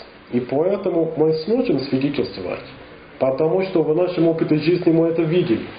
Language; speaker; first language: Russian; non-native, fluent; English